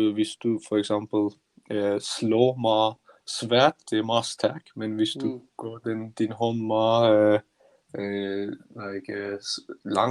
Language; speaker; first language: Danish; non-native, learner; Turkish